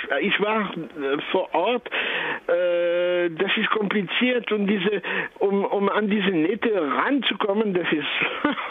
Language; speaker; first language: German; non-native, fluent; French